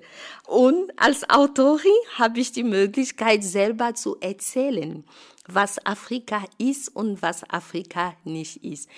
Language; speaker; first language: German; non-native, fluent; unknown